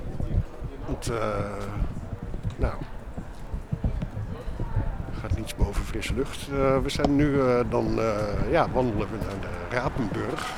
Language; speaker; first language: Dutch; native; Dutch